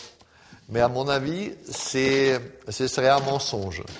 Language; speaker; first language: French; non-native, fluent; German